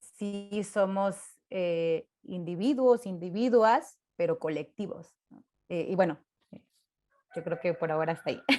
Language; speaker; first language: Spanish; non-native, local second language; Tzotzil